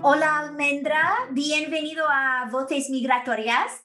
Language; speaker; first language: Spanish; non-native, fluent; English